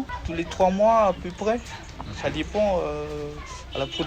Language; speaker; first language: French; non-native, local second language; Malagasy